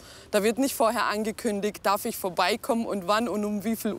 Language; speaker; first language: German; early bilingual, other home language; Bosnian